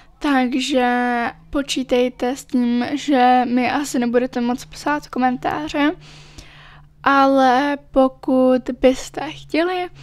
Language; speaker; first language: Czech; early bilingual, other home language; Italian